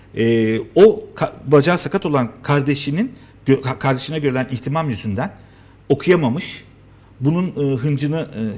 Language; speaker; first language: Turkish; native; Turkish